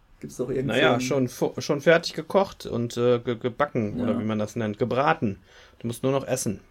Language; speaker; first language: German; native; German